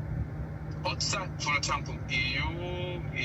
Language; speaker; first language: English; non-native, learner; Spanish